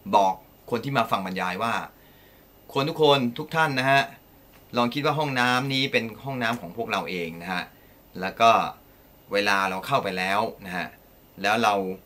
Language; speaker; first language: Thai; non-native, fluent; Japanese